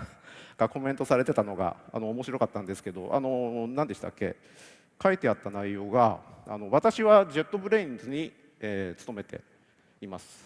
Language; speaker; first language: Japanese; native; Japanese